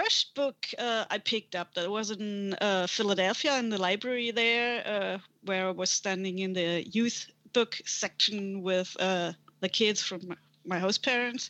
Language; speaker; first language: English; non-native, fluent; German